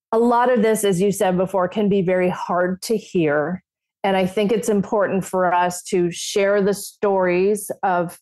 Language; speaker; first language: English; native; English